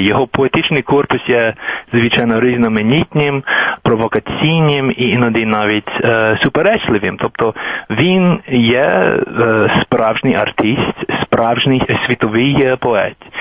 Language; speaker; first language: Ukrainian; non-native, fluent; English